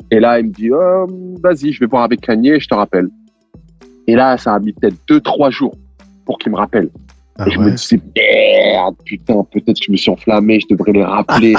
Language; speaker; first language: French; native; French